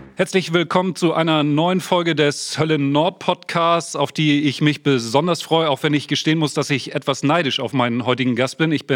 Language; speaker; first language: German; native; German